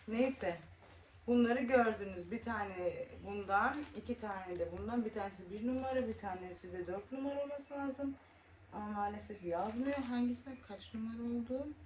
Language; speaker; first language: Turkish; early bilingual, heritage; Turkish